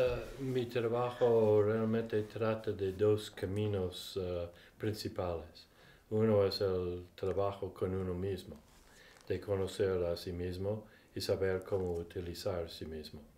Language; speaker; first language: Spanish; non-native, fluent; English